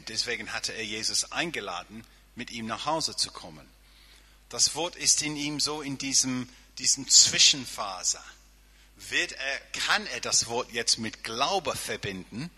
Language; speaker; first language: German; non-native, fluent; English